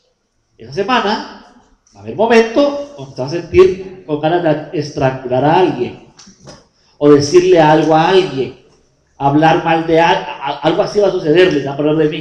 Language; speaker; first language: Spanish; native; Spanish